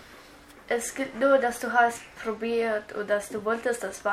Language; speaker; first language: German; early bilingual, other home language; Croatian